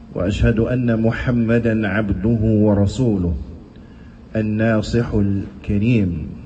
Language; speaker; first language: Arabic; non-native, fluent; English